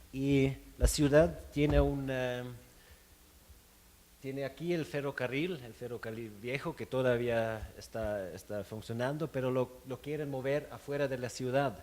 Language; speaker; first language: Spanish; non-native, fluent; German